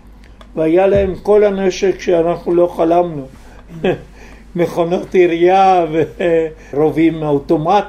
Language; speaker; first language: Hebrew; non-native, fluent; Italian